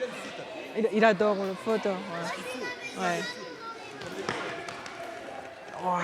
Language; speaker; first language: French; non-native, learner; Korean